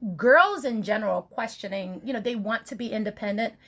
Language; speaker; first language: English; early bilingual, other home language; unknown